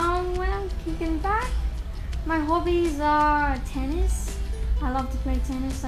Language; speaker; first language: English; native; English